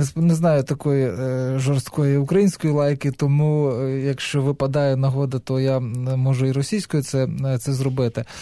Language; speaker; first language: Ukrainian; non-native, local second language; Russian